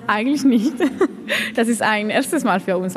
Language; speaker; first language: German; non-native, fluent; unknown